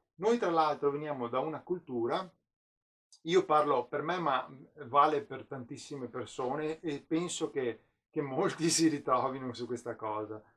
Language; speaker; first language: Italian; native; Italian